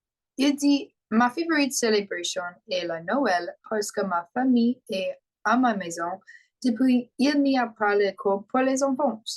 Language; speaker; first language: French; non-native, learner; English